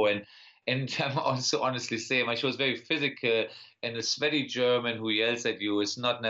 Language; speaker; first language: English; non-native, fluent; German